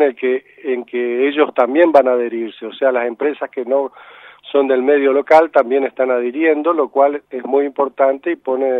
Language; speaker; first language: Spanish; native; Spanish